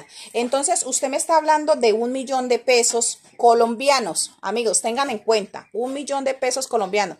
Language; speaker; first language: Spanish; native; Spanish